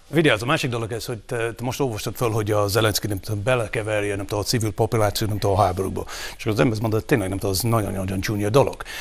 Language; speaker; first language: Hungarian; non-native, fluent; English